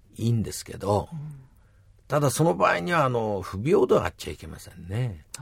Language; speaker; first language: Japanese; native; Japanese